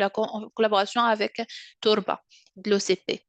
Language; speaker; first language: French; non-native, local second language; Arabic